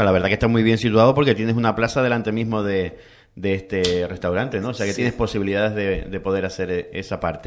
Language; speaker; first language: Spanish; native; Spanish